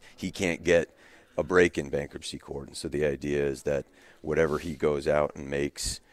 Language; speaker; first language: English; native; English